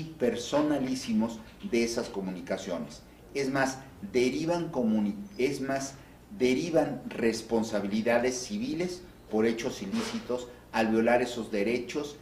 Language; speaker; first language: Spanish; native; Spanish